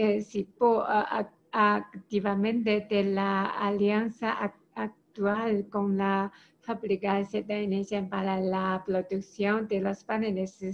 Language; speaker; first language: Spanish; non-native, learner; Chinese